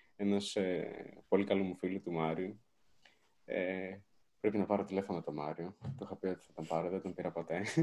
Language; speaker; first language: Greek; early bilingual, other home language; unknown